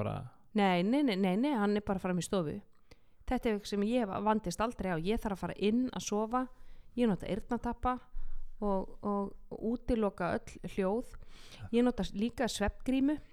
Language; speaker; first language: Icelandic; native; Icelandic